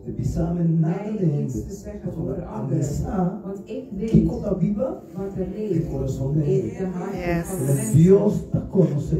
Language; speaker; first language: Dutch; non-native, local second language; Papiamento